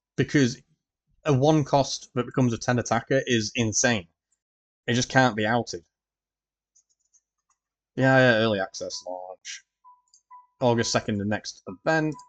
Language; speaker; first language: English; native; English